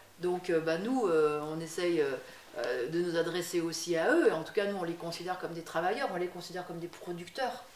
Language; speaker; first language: French; native; French